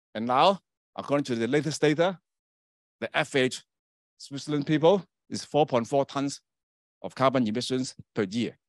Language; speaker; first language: English; non-native, local second language; Chinese